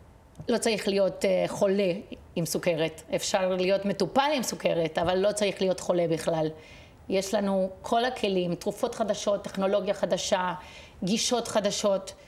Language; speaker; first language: Hebrew; non-native, fluent; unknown